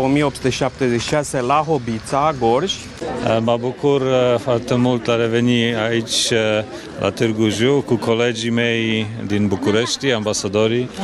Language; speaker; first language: Romanian; non-native, learner; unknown